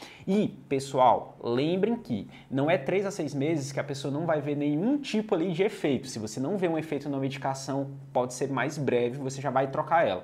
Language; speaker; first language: Portuguese; native; Portuguese